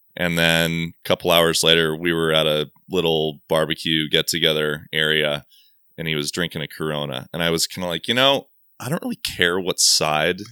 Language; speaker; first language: English; native; English